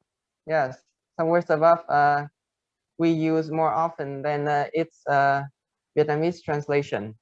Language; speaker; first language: English; non-native, fluent; Vietnamese